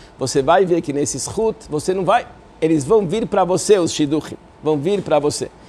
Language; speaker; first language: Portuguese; non-native, fluent; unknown